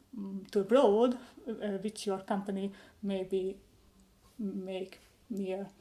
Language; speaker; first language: English; non-native, learner; Hungarian